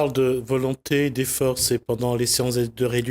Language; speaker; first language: French; native; French